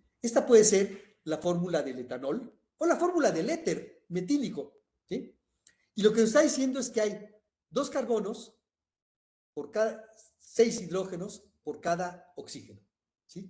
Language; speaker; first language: Spanish; native; Spanish